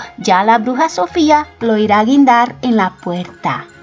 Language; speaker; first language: Spanish; native; Spanish